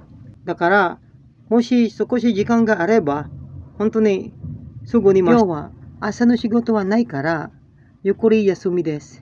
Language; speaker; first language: Japanese; non-native, learner; Filipino